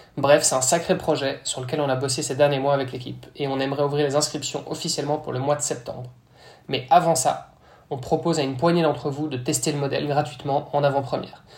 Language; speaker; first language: French; native; French